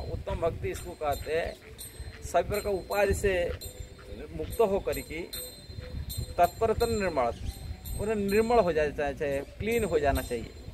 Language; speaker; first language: Hindi; non-native, local second language; Odia